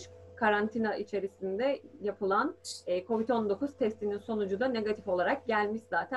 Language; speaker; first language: Turkish; native; Turkish